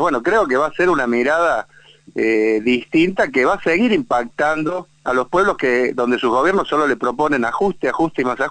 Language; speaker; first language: Spanish; native; Spanish